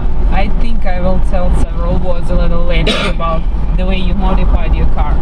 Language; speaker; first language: English; non-native, fluent; Russian